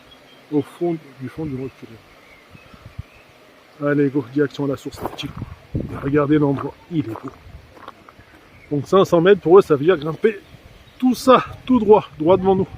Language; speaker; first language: French; native; French